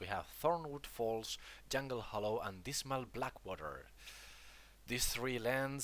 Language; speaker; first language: English; non-native, fluent; Spanish